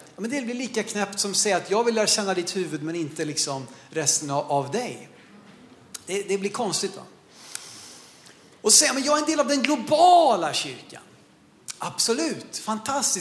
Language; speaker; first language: Swedish; native; Swedish